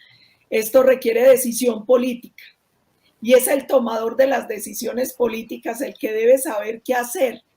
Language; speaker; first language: Spanish; native; Spanish